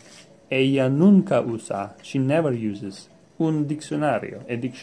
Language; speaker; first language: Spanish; non-native, learner; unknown